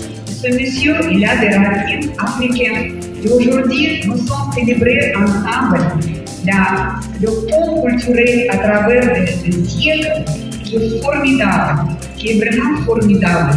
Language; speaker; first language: French; non-native, fluent; Russian